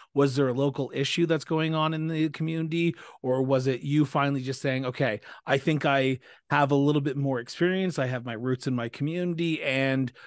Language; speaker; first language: English; native; English